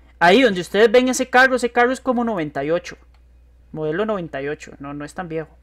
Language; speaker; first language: Spanish; native; Spanish